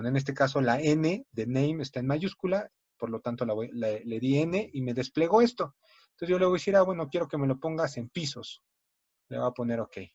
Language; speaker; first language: Spanish; native; Spanish